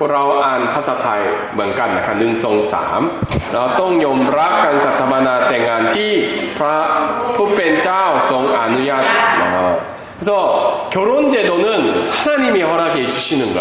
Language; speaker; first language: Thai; non-native, fluent; Korean